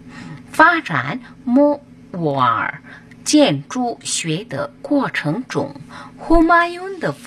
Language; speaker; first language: Chinese; non-native, learner; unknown